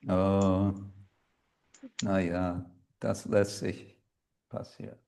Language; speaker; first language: German; non-native, fluent; English